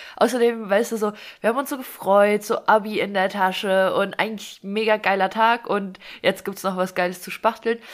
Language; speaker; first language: German; early bilingual, other home language; Russian